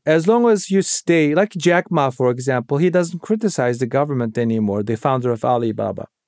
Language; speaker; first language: English; non-native, fluent; Uyghur